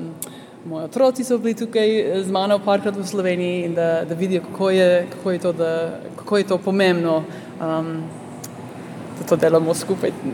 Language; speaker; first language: Slovenian; early bilingual, heritage; Slovenian